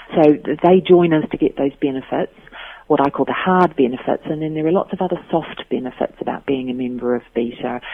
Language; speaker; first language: English; native; English